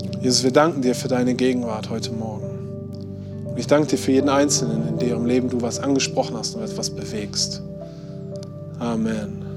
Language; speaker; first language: German; native; German